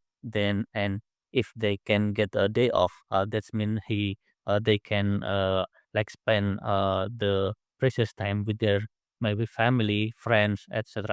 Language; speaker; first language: English; non-native, learner; Indonesian